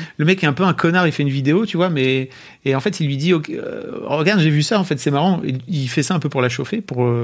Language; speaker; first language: French; native; French